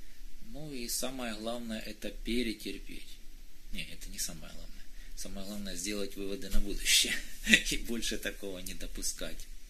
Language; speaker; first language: Russian; native; Russian